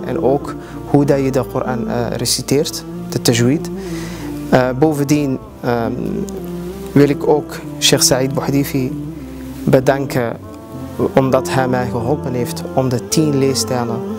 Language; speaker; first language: Dutch; early bilingual, other home language; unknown